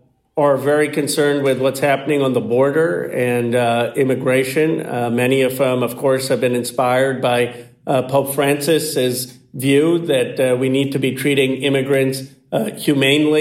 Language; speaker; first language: English; native; English